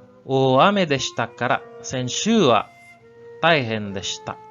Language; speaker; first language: Japanese; non-native, learner; English